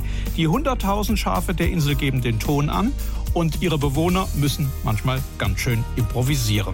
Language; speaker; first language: German; native; German